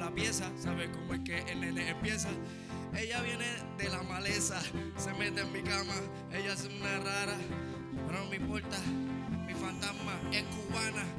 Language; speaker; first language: Spanish; native; Spanish